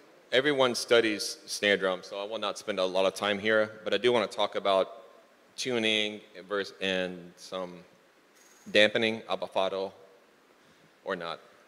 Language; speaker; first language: English; native; English